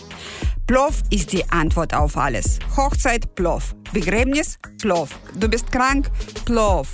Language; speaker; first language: German; non-native, fluent; Uzbek